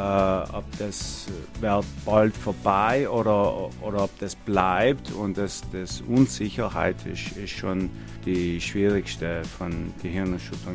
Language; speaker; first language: German; non-native, learner; English